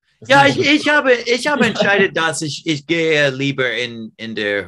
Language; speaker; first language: German; non-native, fluent; English